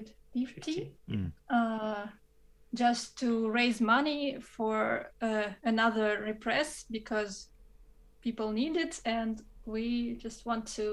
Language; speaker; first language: English; non-native, fluent; Russian